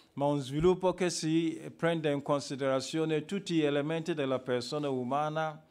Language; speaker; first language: Italian; non-native, fluent; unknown